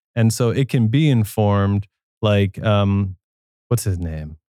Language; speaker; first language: English; native; English